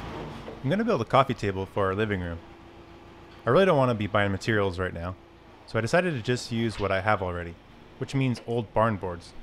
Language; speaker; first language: English; native; English